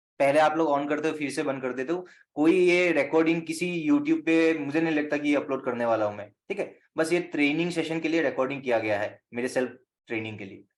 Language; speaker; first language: Hindi; non-native, local second language; Assamese